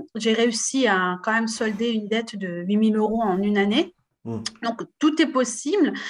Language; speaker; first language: French; native; French